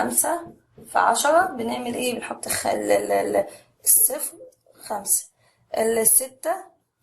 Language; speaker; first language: Arabic; native; Arabic